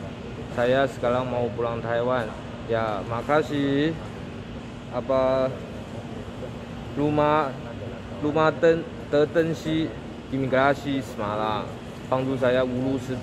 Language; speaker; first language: Indonesian; non-native, learner; Chinese